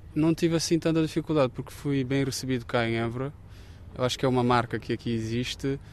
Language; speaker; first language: Portuguese; non-native, local second language; Kabuverdianu